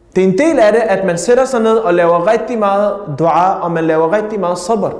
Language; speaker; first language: Danish; early bilingual, other home language; Urdu